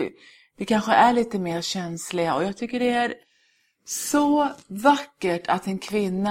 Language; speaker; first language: Swedish; early bilingual, other home language; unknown